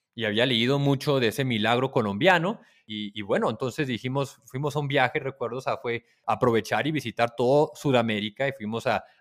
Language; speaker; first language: Spanish; native; Spanish